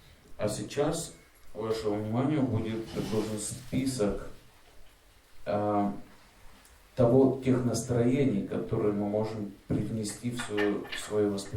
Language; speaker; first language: Russian; native; Russian